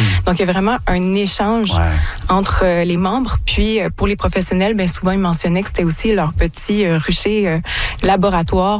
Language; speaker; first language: French; native; French